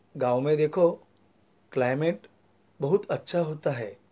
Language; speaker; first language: Hindi; non-native, local second language; Marathi